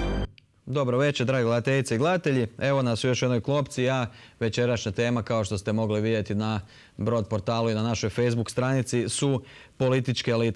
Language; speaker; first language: Croatian; native; Croatian